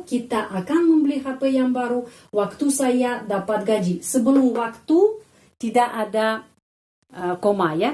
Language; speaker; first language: Indonesian; non-native, fluent; Russian